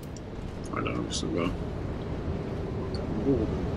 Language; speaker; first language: German; native; German